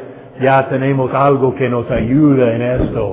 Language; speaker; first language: Spanish; non-native, fluent; English